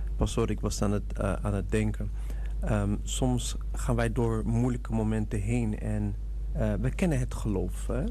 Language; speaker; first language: Dutch; non-native, fluent; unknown